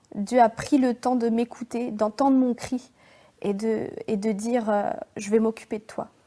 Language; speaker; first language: French; native; French